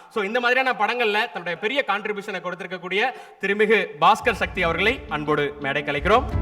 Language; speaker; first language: Tamil; native; Tamil